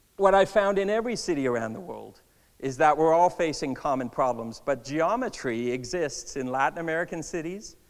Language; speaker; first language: English; native; English